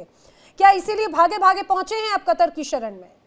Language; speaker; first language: Hindi; native; Hindi